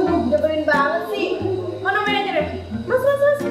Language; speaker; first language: Indonesian; native; Indonesian